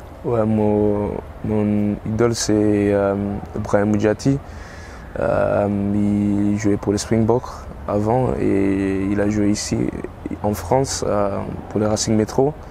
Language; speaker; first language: French; non-native, learner; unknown